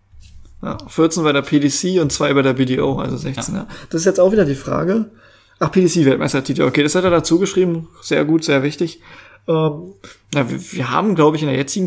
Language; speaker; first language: German; native; German